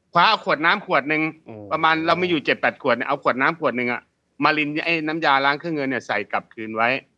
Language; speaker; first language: Thai; native; Thai